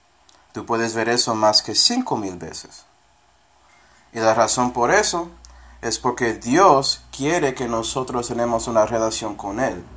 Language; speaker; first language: Spanish; non-native, fluent; English